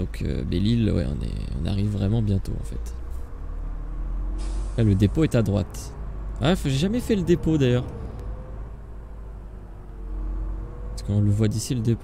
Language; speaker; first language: French; native; French